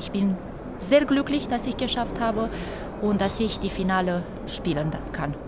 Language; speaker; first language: German; non-native, fluent; Romanian